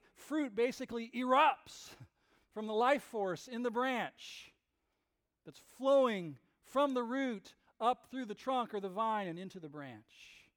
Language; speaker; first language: English; native; English